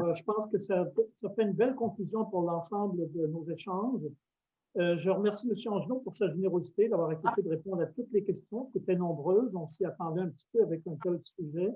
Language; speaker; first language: French; native; French